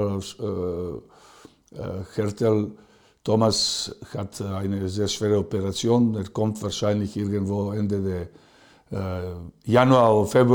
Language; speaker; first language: German; non-native, fluent; Serbian